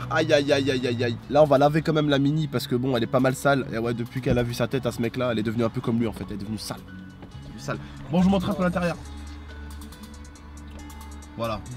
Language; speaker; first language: French; native; French